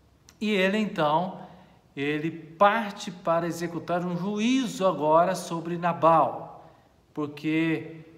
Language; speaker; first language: Portuguese; native; Portuguese